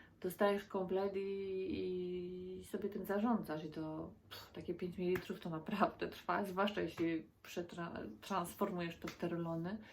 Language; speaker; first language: Polish; native; Polish